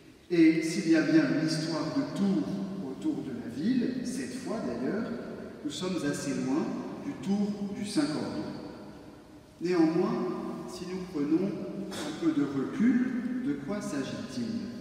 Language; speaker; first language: French; native; French